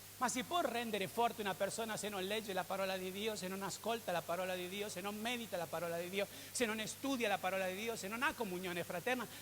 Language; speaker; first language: Italian; non-native, fluent; Spanish